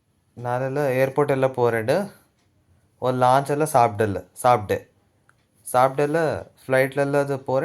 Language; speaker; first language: Tamil; non-native, learner; Telugu